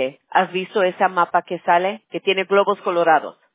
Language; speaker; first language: Spanish; early bilingual, heritage; Spanish